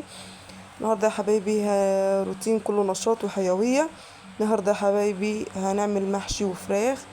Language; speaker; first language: Arabic; native; Arabic